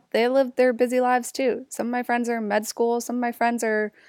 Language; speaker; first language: English; native; English